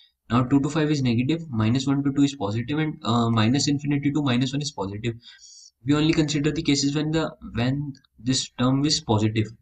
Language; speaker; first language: English; non-native, local second language; Hindi